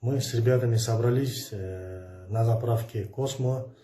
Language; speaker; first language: Russian; non-native, local second language; Kazakh